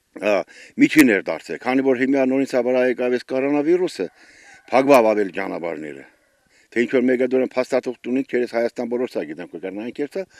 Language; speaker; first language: Armenian; native; Armenian